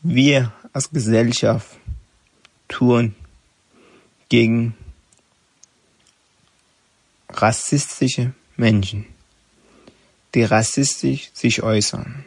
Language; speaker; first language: German; non-native, learner; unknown